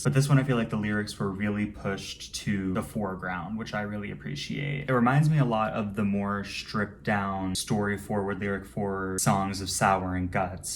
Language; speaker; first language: English; native; English